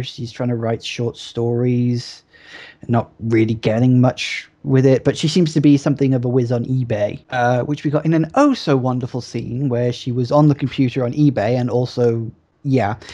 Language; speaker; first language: English; native; English